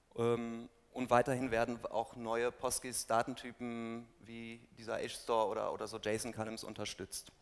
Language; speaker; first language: German; native; German